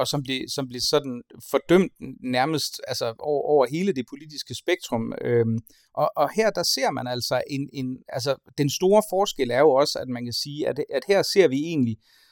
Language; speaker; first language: Danish; native; Danish